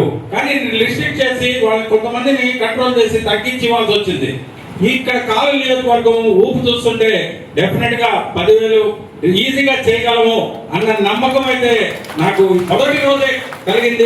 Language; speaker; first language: Telugu; native; Telugu